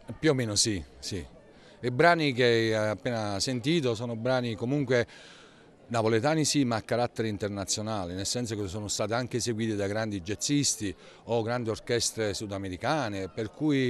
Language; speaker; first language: Italian; native; Italian